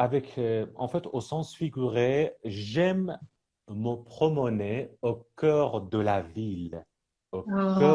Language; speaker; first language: French; non-native, fluent; Persian